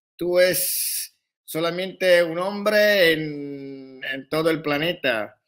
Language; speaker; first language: Spanish; non-native, learner; Italian